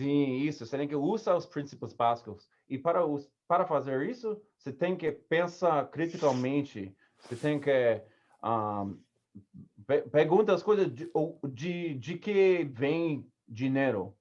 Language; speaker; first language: Portuguese; non-native, learner; English